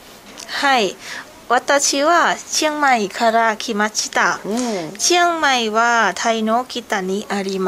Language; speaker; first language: Japanese; non-native, learner; Thai